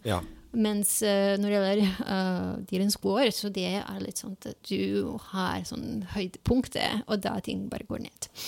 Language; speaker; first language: Norwegian; non-native, fluent; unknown